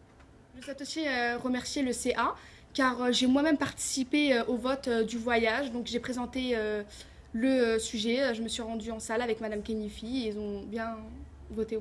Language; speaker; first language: French; native; French